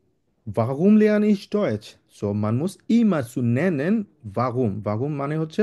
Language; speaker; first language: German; non-native, fluent; Bangla